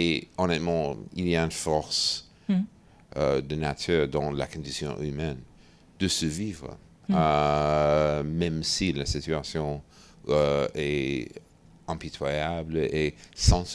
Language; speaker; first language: French; non-native, fluent; English